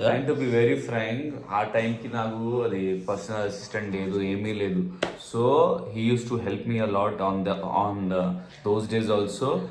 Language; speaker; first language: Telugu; non-native, learner; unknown